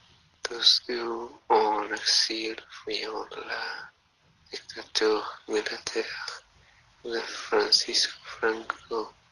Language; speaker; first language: French; non-native, learner; Spanish